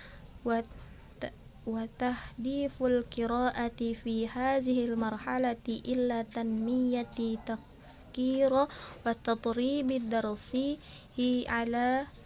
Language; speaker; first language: Arabic; non-native, learner; Indonesian